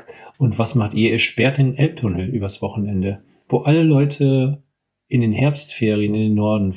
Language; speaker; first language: German; native; German